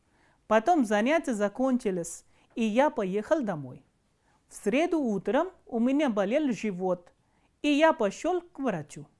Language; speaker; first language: Russian; non-native, fluent; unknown